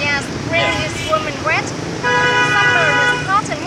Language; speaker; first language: English; non-native, learner; Vietnamese